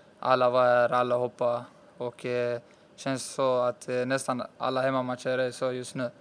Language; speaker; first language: Swedish; early bilingual, other home language; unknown